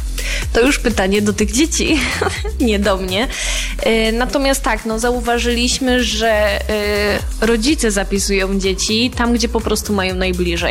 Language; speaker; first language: Polish; native; Polish